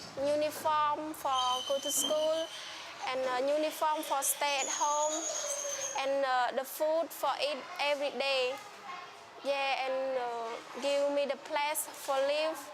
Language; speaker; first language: English; non-native, learner; Khmer